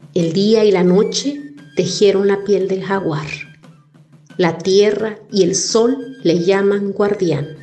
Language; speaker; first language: Spanish; non-native, local second language; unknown